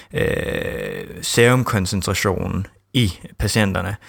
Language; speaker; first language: Danish; early bilingual, heritage; Danish